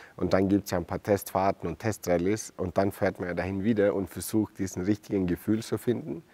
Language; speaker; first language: German; non-native, fluent; Swedish